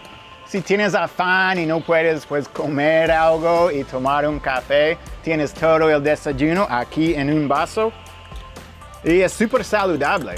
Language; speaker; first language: Spanish; non-native, fluent; English